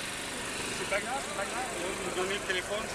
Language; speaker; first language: French; non-native, fluent; Arabic